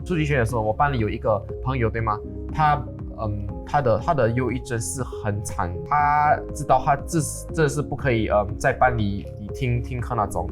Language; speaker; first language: Chinese; non-native, local second language; English